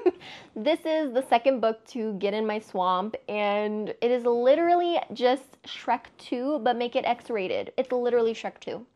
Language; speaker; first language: English; native; English